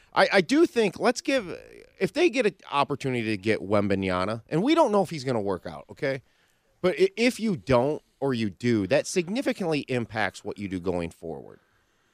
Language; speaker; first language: English; native; English